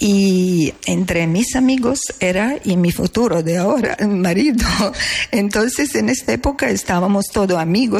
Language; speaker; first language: Spanish; non-native, learner; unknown